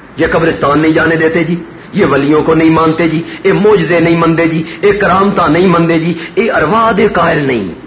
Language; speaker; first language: Urdu; non-native, local second language; Punjabi